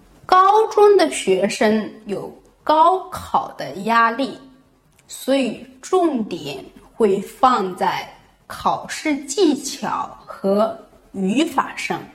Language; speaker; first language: Chinese; native; Chinese